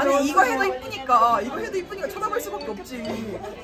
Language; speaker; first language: Korean; early bilingual, heritage; Korean